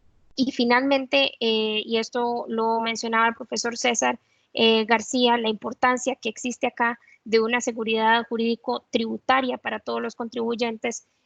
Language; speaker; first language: Spanish; native; Spanish